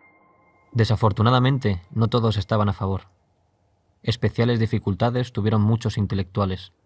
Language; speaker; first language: Spanish; native; Spanish